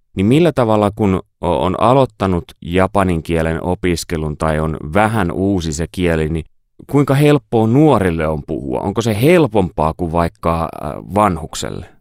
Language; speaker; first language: Finnish; native; Finnish